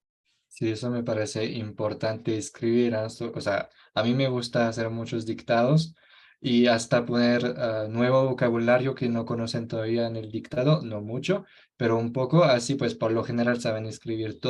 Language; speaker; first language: Spanish; non-native, fluent; French